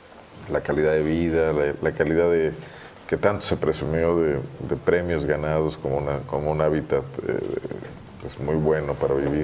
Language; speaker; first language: Spanish; native; Spanish